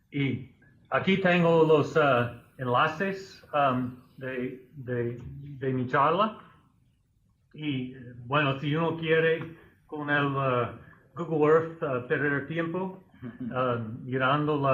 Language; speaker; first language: Spanish; non-native, fluent; English